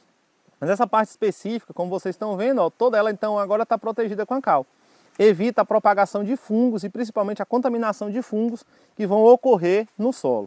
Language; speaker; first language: Portuguese; native; Portuguese